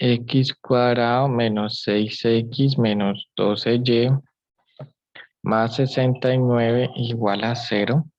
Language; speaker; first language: Spanish; native; Spanish